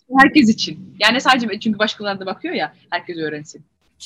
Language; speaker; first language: Turkish; early bilingual, heritage; Turkish